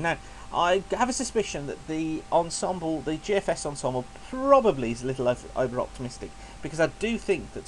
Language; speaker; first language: English; native; English